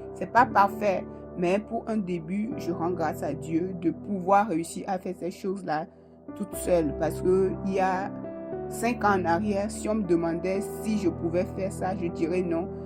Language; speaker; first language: French; non-native, local second language; Ewe